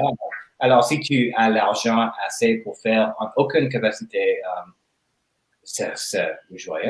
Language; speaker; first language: French; non-native, learner; English